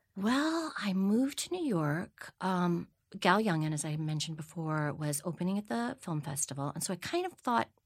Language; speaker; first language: English; native; English